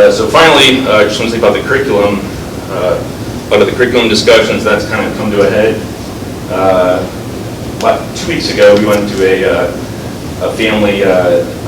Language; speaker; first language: English; native; English